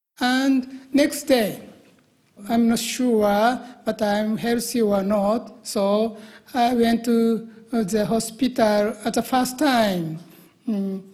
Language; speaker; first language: English; non-native, learner; Japanese